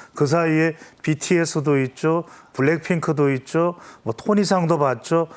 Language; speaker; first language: Korean; native; Korean